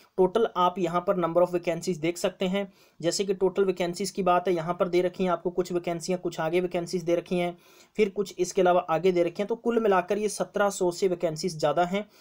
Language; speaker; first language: Hindi; non-native, local second language; Punjabi